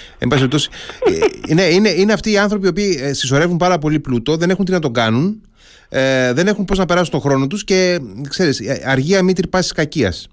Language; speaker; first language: Greek; native; Greek